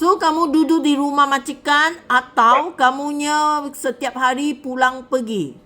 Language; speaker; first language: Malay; non-native, local second language; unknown